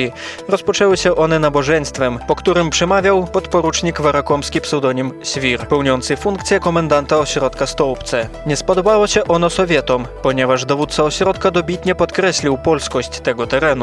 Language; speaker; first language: Polish; native; Polish